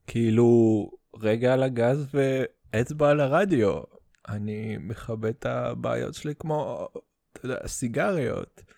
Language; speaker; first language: Hebrew; non-native, fluent; Russian